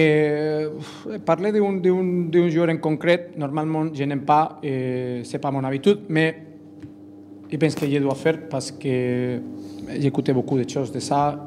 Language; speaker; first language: French; non-native, learner; Spanish